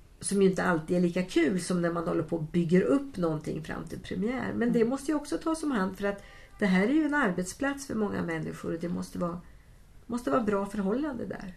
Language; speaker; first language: Swedish; native; Swedish